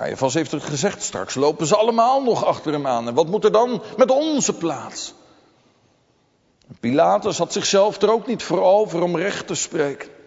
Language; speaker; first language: Dutch; native; Dutch